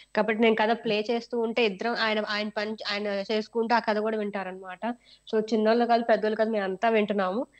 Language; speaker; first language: Telugu; native; Telugu